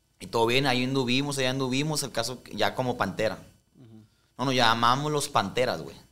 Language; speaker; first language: Spanish; native; Spanish